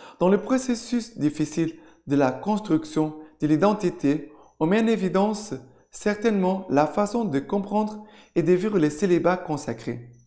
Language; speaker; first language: French; non-native, fluent; Portuguese